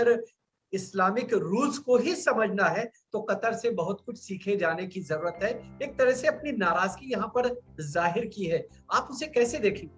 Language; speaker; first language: Hindi; native; Hindi